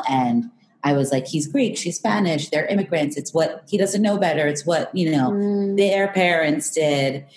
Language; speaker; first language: English; native; English